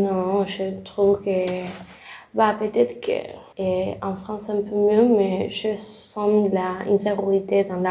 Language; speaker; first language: French; non-native, learner; Spanish